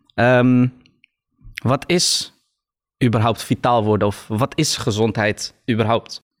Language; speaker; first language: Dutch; early bilingual, other home language; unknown